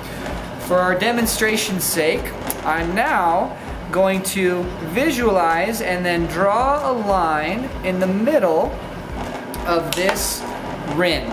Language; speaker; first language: English; native; English